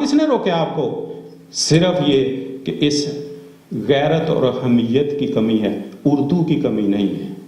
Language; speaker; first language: Urdu; non-native, local second language; Punjabi